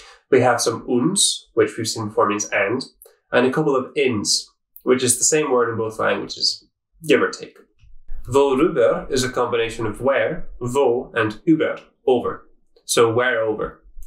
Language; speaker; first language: English; native; English